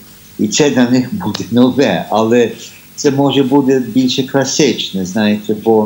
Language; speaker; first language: Ukrainian; early bilingual, heritage; Ukrainian